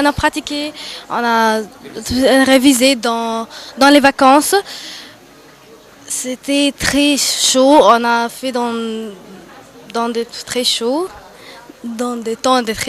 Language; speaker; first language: French; non-native, learner; Arabic